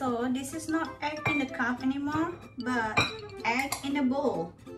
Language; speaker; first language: English; non-native, learner; Indonesian